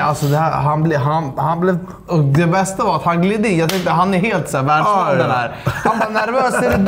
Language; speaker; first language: Swedish; native; Swedish